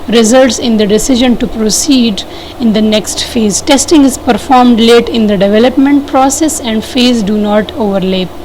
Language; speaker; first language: English; non-native, local second language; Urdu